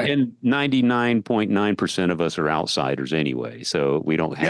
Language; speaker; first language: English; native; English